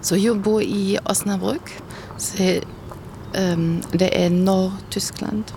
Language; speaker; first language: Swedish; non-native, learner; German